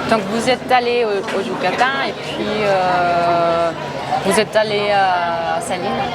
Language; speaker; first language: French; non-native, fluent; Spanish